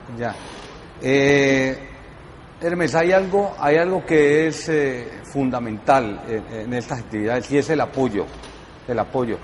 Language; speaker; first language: Spanish; native; Spanish